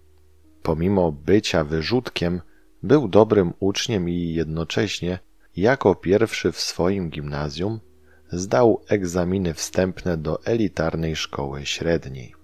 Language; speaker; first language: Polish; native; Polish